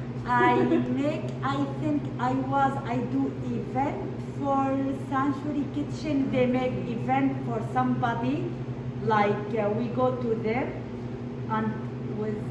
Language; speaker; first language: English; non-native, learner; Arabic